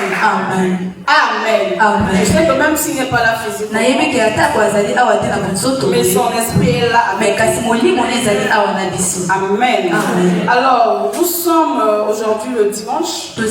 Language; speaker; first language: French; non-native, local second language; Lingala